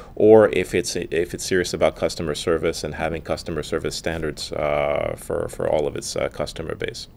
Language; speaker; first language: English; non-native, fluent; French